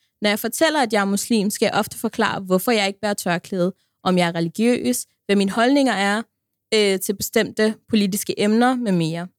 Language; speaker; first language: Danish; early bilingual, other home language; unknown